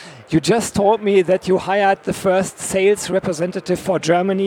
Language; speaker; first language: English; non-native, fluent; German